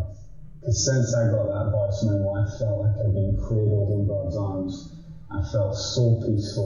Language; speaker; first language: English; native; English